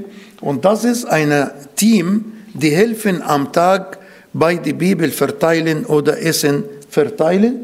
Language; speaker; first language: German; non-native, fluent; Arabic